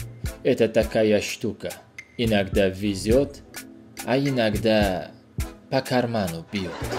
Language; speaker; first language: Russian; non-native, local second language; Uzbek